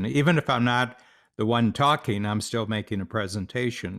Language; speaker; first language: English; native; English